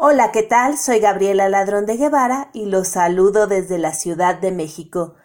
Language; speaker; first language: Spanish; native; Spanish